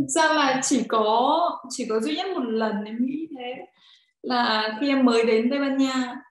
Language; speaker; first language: Vietnamese; native; Vietnamese